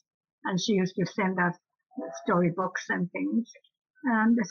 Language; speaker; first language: English; native; English